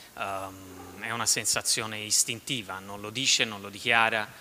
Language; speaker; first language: Italian; native; Italian